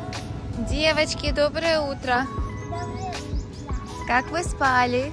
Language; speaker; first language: Russian; native; Russian